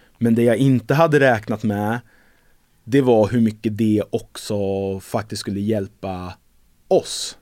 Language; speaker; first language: Swedish; native; Swedish